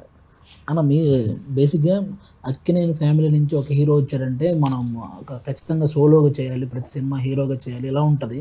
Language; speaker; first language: Telugu; native; Telugu